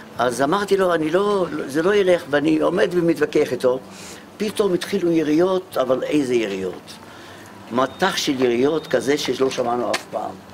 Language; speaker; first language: Hebrew; native; Hebrew